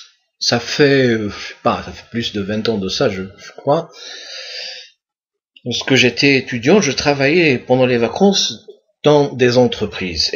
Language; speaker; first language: French; non-native, local second language; Arabic